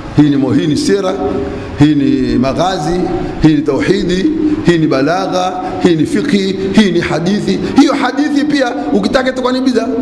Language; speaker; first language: Swahili; native; Swahili